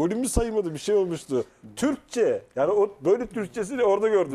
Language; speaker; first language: Turkish; native; Turkish